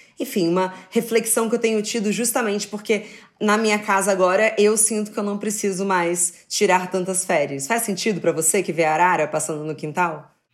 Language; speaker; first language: Portuguese; native; Portuguese